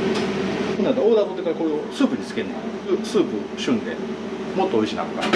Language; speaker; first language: Japanese; native; Japanese